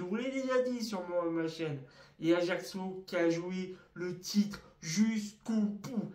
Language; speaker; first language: French; native; French